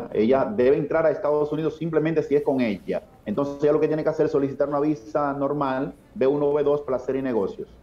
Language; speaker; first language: Spanish; native; Spanish